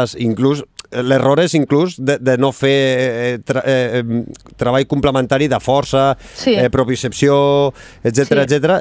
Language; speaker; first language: Catalan; native; Catalan